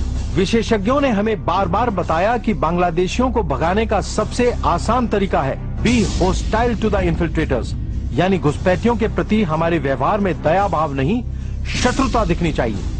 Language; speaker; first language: Hindi; native; Hindi